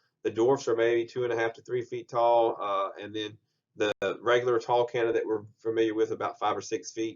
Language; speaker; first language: English; native; English